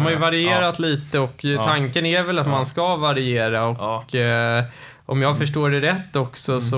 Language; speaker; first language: Swedish; native; Swedish